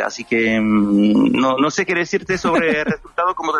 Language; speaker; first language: Spanish; non-native, fluent; French